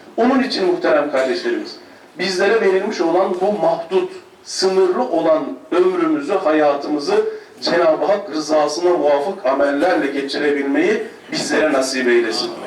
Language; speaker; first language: Turkish; native; Turkish